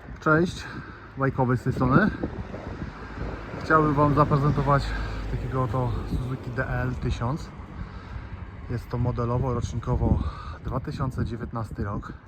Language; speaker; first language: Polish; native; Polish